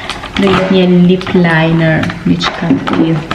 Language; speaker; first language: Albanian; early bilingual, heritage; Albanian